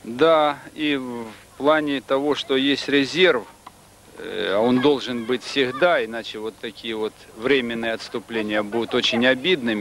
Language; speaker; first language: Russian; native; Russian